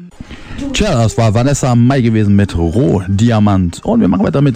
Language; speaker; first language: German; native; German